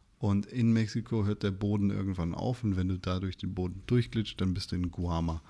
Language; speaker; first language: German; native; German